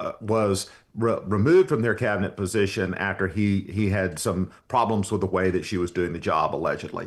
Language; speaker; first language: English; native; English